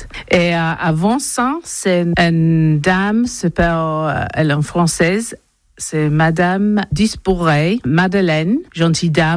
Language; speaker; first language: French; non-native, learner; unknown